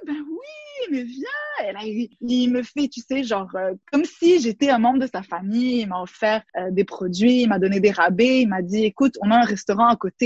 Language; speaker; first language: French; native; French